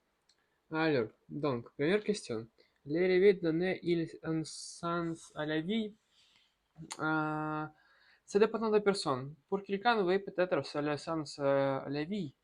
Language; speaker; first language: French; non-native, learner; Russian